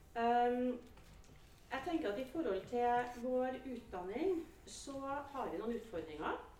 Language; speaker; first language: Norwegian; native; Norwegian